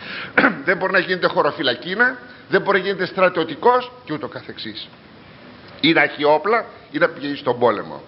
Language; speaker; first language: Greek; native; Greek